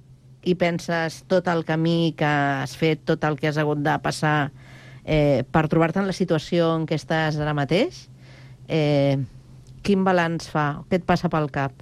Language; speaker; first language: Catalan; native; Catalan